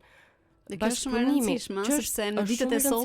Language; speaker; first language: Albanian; native; Albanian